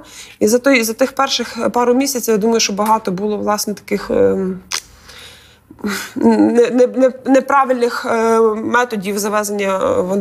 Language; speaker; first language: Ukrainian; native; Ukrainian